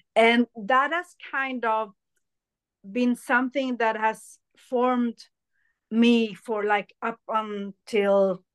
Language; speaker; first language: English; early bilingual, other home language; Hindi